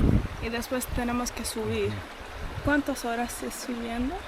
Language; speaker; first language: Spanish; non-native, learner; English